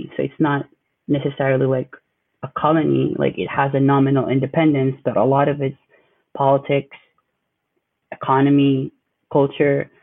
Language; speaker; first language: English; non-native, local second language; Filipino